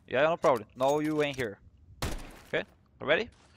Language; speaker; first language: English; non-native, fluent; Portuguese